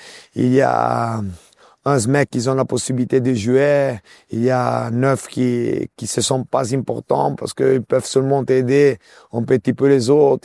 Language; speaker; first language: French; non-native, local second language; Italian